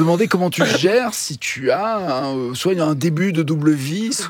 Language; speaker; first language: French; native; French